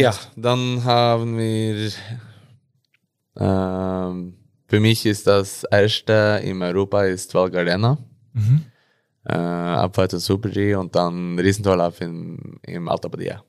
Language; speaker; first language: German; non-native, learner; Norwegian